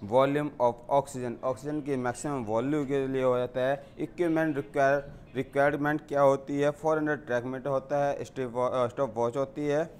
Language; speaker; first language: Hindi; native; Hindi